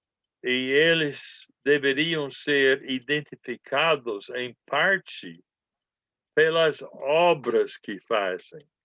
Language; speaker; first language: Portuguese; non-native, fluent; English